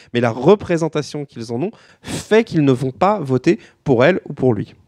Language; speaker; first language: French; native; French